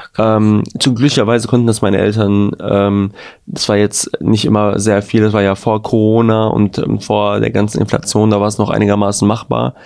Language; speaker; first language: German; early bilingual, other home language; Albanian